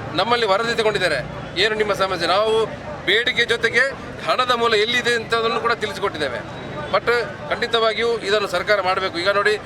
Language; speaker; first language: Kannada; native; Kannada